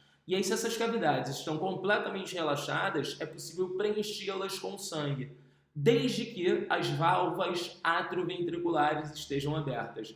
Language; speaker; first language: Portuguese; native; Portuguese